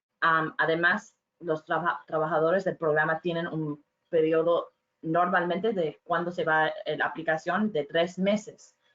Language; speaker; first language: Spanish; non-native, fluent; English